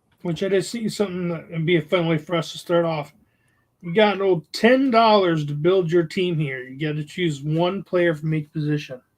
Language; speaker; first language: English; native; English